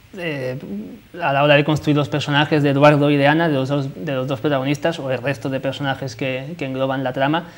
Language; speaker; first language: Spanish; native; Spanish